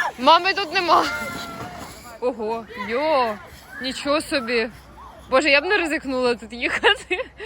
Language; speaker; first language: Ukrainian; native; Ukrainian